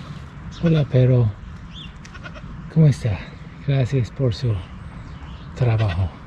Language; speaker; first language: Spanish; non-native, learner; English